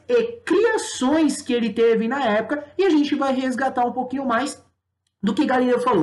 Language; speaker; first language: Portuguese; native; Portuguese